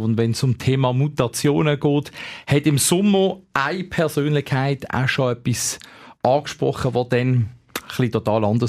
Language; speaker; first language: German; native; German